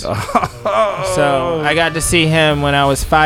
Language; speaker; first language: English; non-native, fluent; French